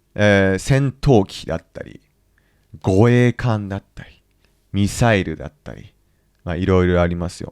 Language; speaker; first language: Japanese; native; Japanese